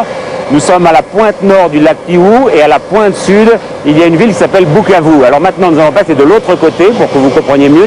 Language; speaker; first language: French; native; French